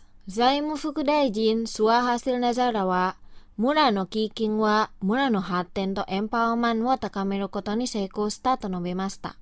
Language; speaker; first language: Japanese; non-native, fluent; Indonesian